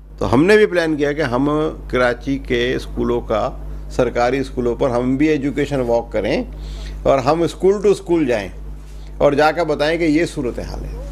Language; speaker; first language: Urdu; native; Urdu